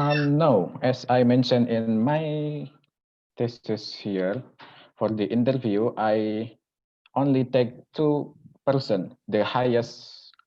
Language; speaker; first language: English; non-native, local second language; Indonesian